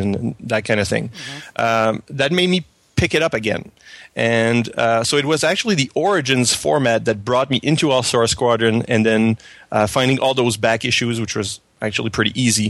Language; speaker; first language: English; non-native, fluent; French